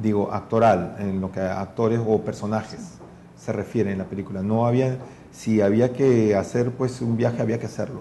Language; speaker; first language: Spanish; native; Spanish